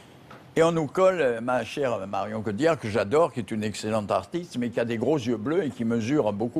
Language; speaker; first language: French; native; French